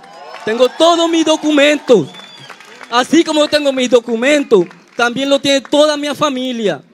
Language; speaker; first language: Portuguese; non-native, learner; Spanish